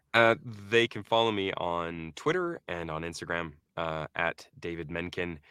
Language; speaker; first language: English; early bilingual, other home language; Norwegian